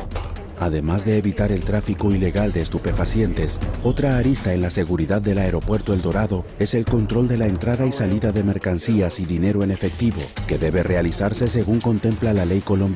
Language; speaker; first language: Spanish; native; Spanish